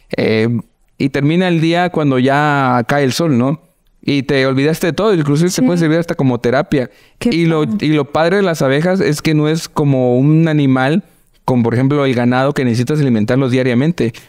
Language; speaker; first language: Spanish; native; Spanish